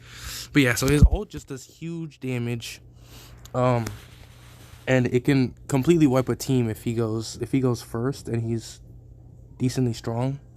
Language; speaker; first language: English; native; English